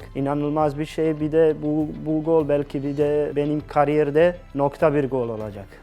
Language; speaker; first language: Turkish; non-native, learner; Bosnian